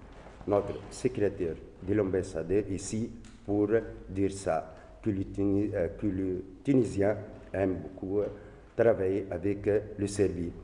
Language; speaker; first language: French; non-native, local second language; Arabic